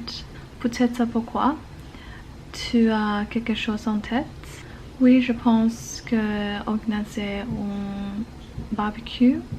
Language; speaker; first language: French; non-native, learner; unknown